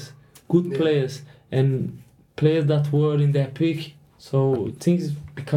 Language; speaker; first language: English; non-native, fluent; Portuguese